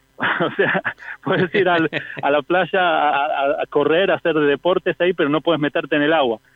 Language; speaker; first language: Spanish; native; Spanish